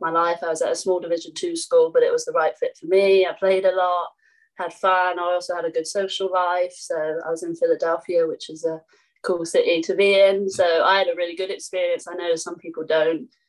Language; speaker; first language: English; native; English